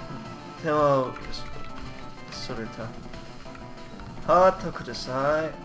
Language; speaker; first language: Japanese; non-native, learner; English